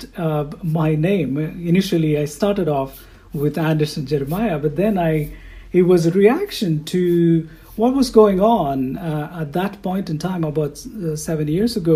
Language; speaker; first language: English; non-native, local second language; Tamil